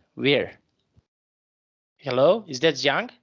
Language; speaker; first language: English; non-native, fluent; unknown